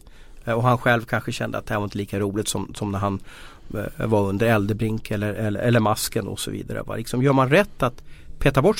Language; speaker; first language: Swedish; native; Swedish